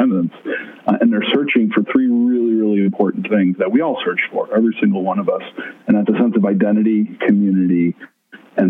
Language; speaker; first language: English; native; English